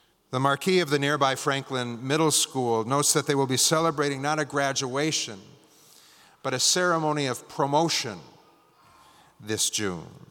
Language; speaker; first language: English; native; English